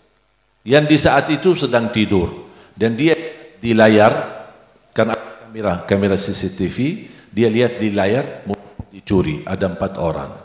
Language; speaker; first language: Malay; non-native, fluent; Arabic